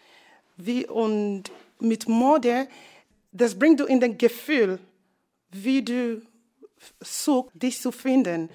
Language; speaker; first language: German; non-native, fluent; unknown